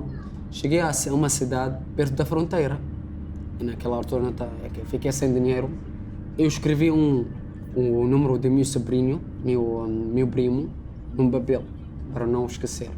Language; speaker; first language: Portuguese; non-native, learner; Arabic